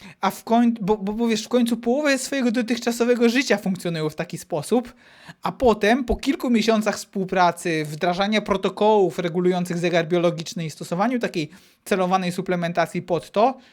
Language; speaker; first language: Polish; native; Polish